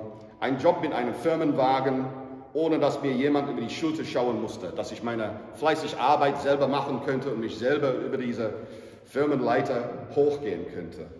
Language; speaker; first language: German; non-native, fluent; English